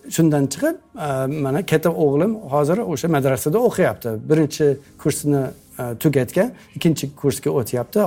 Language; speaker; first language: Uzbek; non-native, fluent; English